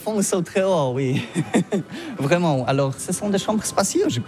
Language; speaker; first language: French; non-native, learner; Polish